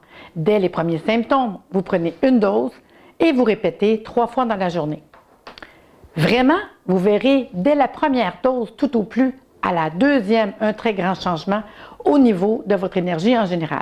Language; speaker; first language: French; native; French